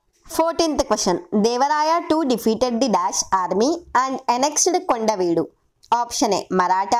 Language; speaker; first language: English; non-native, local second language; Telugu